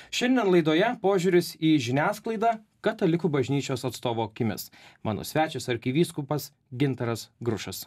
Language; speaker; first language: Lithuanian; native; Lithuanian